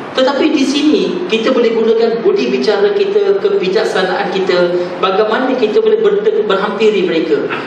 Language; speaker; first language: Malay; non-native, local second language; Tamil